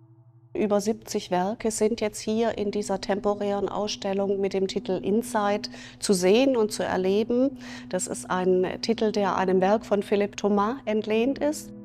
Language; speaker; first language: German; native; German